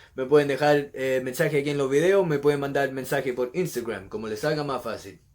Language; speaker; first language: Spanish; early bilingual, heritage; Spanish